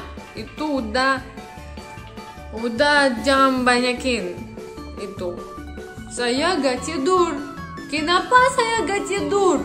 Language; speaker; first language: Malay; non-native, learner; Russian